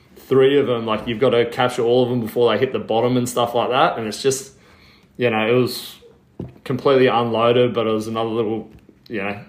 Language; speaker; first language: English; native; English